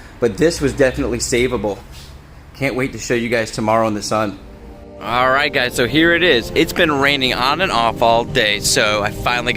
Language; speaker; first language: English; native; English